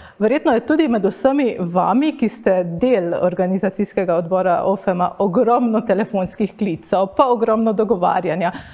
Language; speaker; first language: Slovenian; native; Slovenian